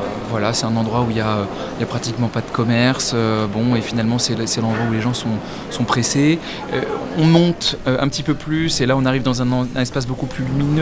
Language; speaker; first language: French; native; French